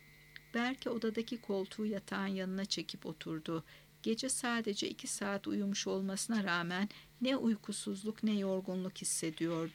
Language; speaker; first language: Turkish; native; Turkish